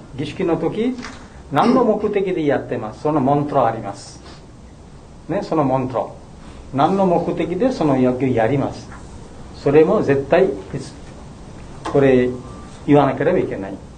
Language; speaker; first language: Japanese; non-native, learner; Bangla